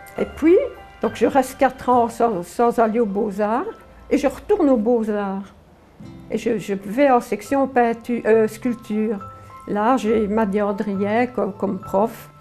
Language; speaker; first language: French; early bilingual, other home language; Polish